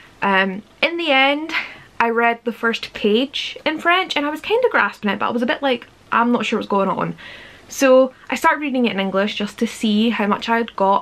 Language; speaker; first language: English; native; English